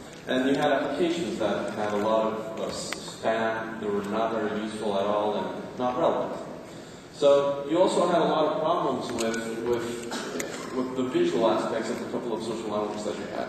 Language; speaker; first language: English; non-native, fluent; Spanish